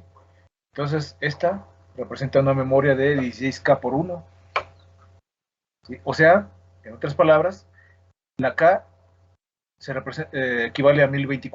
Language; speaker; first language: Spanish; native; Spanish